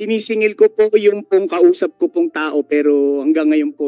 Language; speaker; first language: Filipino; native; Filipino